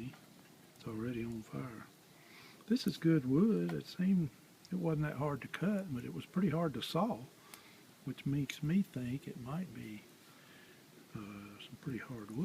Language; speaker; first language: English; native; English